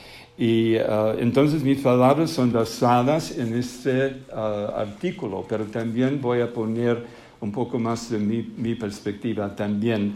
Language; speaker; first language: Spanish; non-native, fluent; English